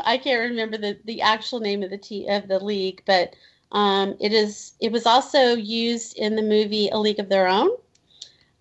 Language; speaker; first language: English; native; English